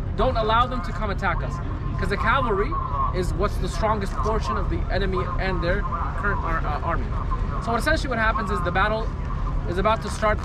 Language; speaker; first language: English; native; English